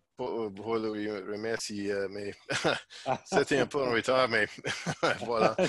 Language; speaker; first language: French; non-native, learner; English